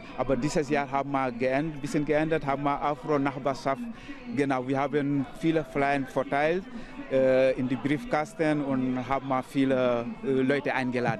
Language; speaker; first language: German; non-native, learner; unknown